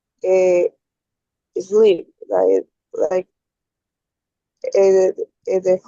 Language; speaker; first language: English; non-native, learner; Spanish